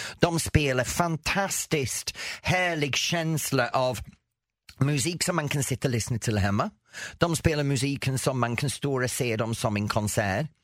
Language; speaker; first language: Swedish; non-native, fluent; English